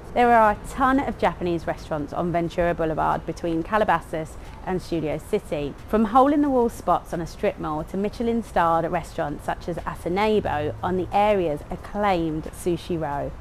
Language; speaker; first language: English; native; English